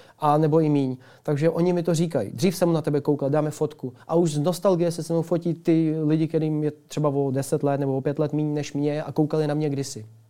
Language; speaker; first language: Czech; early bilingual, other home language; Ukrainian